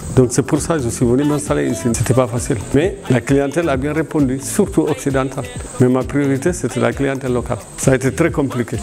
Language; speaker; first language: French; non-native, local second language; Fula